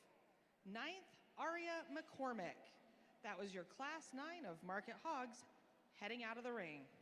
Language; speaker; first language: English; native; English